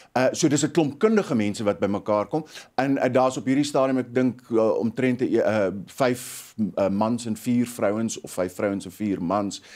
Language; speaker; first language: Afrikaans; native; Afrikaans